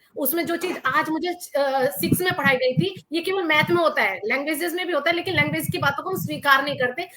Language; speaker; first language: Hindi; native; Hindi